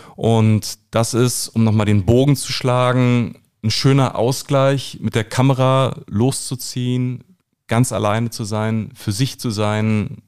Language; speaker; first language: German; native; German